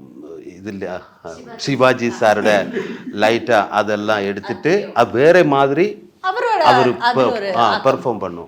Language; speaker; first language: Tamil; non-native, learner; Malayalam